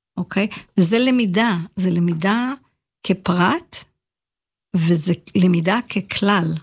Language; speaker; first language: Hebrew; early bilingual, heritage; Hebrew